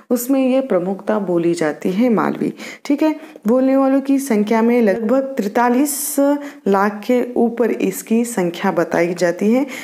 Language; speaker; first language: Hindi; non-native, local second language; Marathi